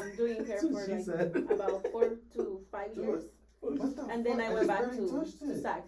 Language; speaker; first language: English; non-native, fluent; Spanish